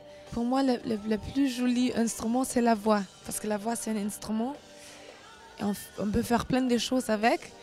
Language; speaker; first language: French; non-native, learner; German